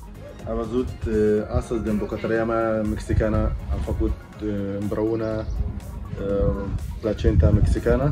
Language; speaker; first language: Romanian; non-native, learner; Arabic